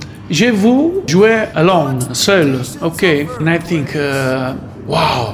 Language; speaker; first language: French; non-native, learner; Italian